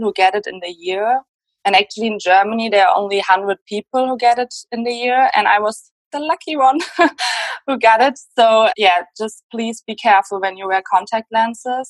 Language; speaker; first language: English; non-native, fluent; German